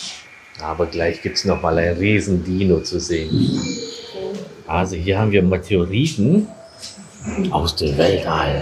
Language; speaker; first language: German; native; German